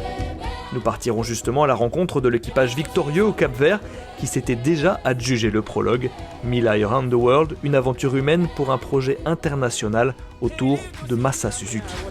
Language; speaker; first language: French; native; French